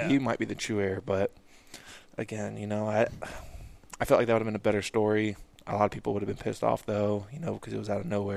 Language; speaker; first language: English; native; English